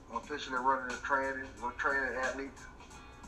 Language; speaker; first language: English; native; English